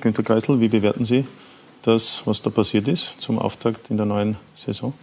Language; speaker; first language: German; native; German